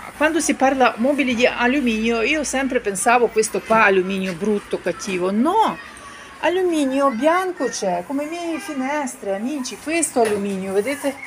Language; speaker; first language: Italian; non-native, fluent; Ukrainian